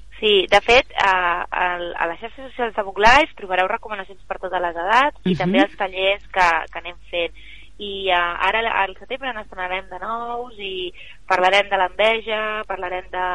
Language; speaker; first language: Catalan; native; Catalan